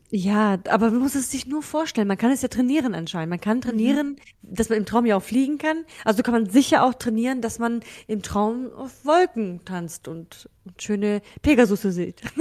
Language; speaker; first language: German; early bilingual, other home language; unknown